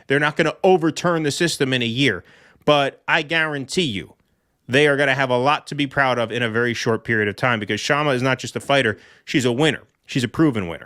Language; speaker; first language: English; native; English